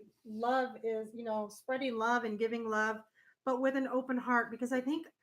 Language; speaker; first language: English; native; English